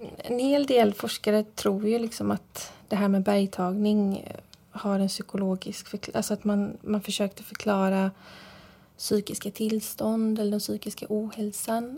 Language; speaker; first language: Swedish; native; Swedish